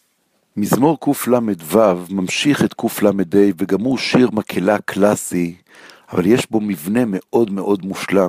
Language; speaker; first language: Hebrew; native; Hebrew